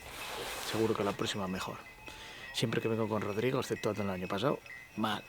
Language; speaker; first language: Spanish; native; Spanish